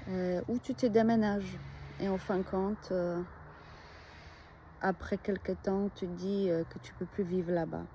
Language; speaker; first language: French; non-native, fluent; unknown